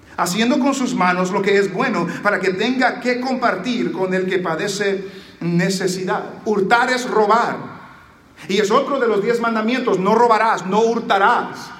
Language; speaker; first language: Spanish; early bilingual, heritage; Spanish